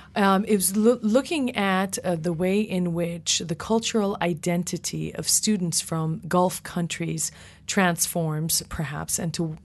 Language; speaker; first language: English; early bilingual, other home language; Persian